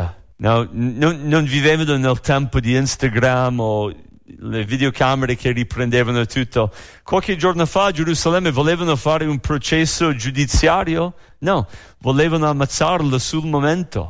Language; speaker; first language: Italian; non-native, fluent; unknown